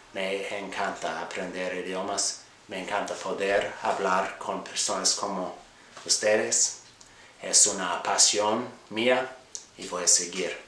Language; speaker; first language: Spanish; non-native, fluent; English